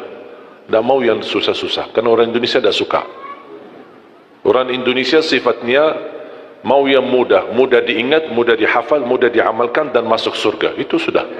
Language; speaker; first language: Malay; non-native, fluent; Arabic